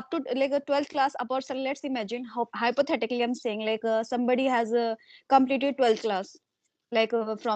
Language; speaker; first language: English; non-native, local second language; Hindi